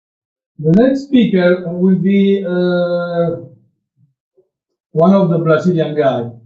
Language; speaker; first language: English; non-native, learner; Italian